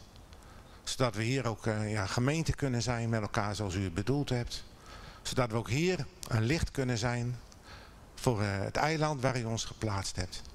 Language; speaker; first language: Dutch; native; Dutch